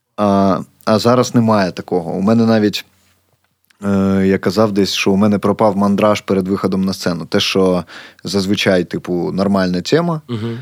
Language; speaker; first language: Ukrainian; native; Ukrainian